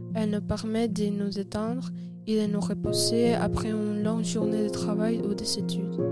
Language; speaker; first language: French; non-native, learner; Spanish